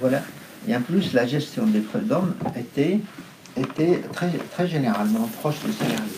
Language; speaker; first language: French; non-native, fluent; Arabic